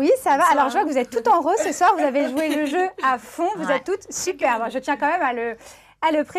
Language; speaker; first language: French; native; French